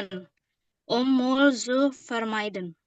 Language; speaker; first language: German; non-native, learner; Indonesian